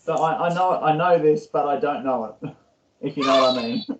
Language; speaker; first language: English; non-native, learner; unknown